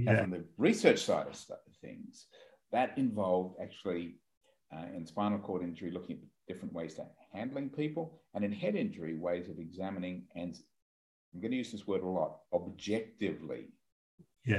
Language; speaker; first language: English; native; English